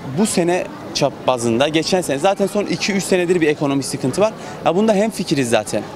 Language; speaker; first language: Turkish; native; Turkish